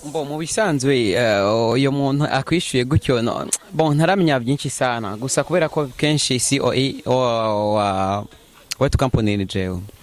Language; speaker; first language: Rundi; native; Rundi